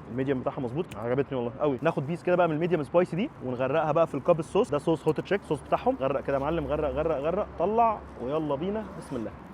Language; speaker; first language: Arabic; native; Arabic